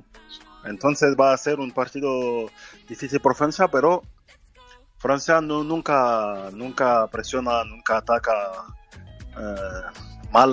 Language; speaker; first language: Spanish; non-native, fluent; French